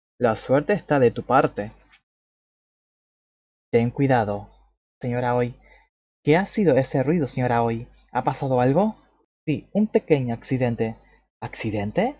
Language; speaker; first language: Spanish; native; Spanish